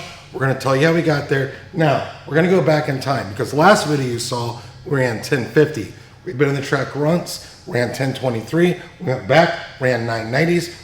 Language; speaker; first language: English; native; English